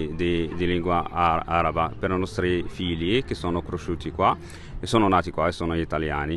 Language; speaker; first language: Italian; non-native, fluent; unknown